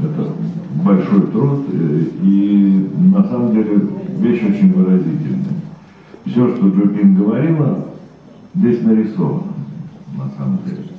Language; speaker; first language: Russian; native; Russian